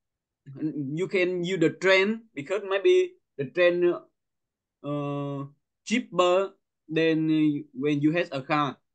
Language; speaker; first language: English; non-native, learner; Vietnamese